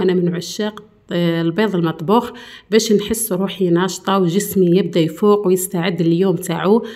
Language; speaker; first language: Arabic; native; Arabic